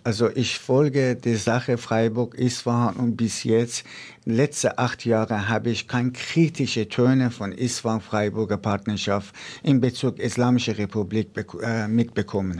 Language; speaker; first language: German; non-native, fluent; Persian